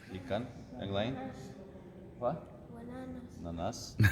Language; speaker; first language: Indonesian; non-native, learner; Turkish